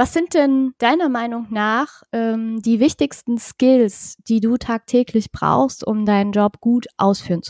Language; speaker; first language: German; native; German